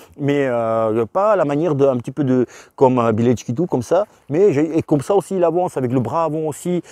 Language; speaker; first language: French; non-native, fluent; Russian